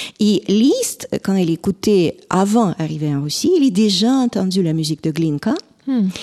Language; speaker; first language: French; non-native, fluent; Russian